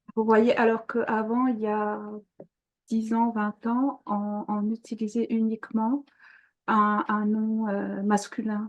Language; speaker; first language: French; non-native, fluent; Polish